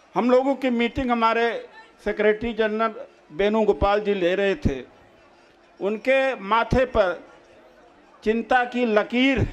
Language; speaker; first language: Hindi; native; Hindi